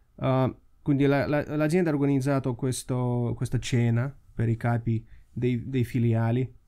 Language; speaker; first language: Italian; non-native, fluent; Russian